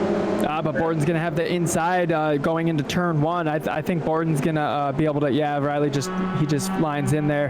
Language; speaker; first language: English; native; English